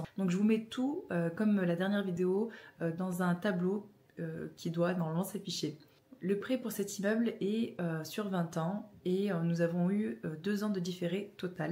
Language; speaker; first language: French; native; French